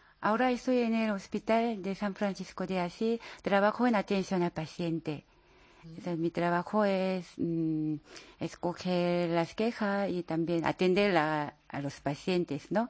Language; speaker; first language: Spanish; non-native, learner; Korean